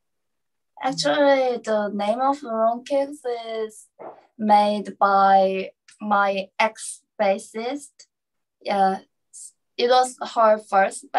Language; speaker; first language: English; non-native, learner; Korean